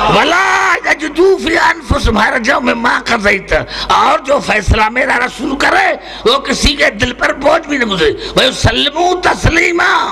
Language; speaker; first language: Urdu; non-native, local second language; Sindhi